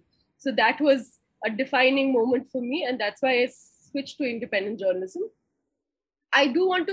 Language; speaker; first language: English; non-native, local second language; Hindi